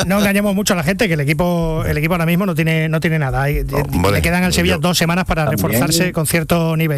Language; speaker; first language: Spanish; native; Spanish